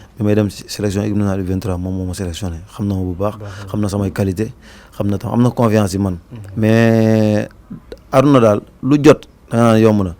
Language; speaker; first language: Wolof; native; Wolof